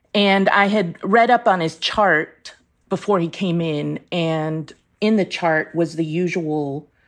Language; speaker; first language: English; early bilingual, other home language; Persian